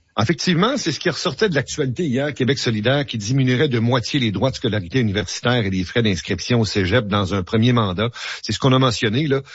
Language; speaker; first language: French; native; French